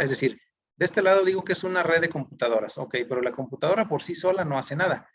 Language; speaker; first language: Spanish; native; Spanish